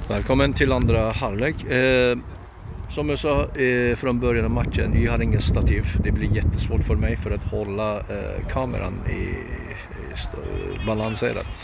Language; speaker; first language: Swedish; non-native, fluent; Turkish